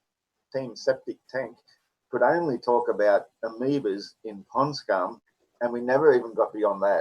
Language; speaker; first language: English; native; English